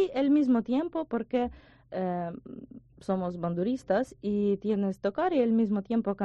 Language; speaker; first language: Spanish; non-native, learner; Ukrainian